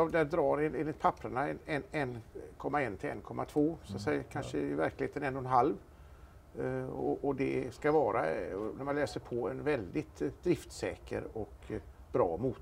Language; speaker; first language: Swedish; native; Swedish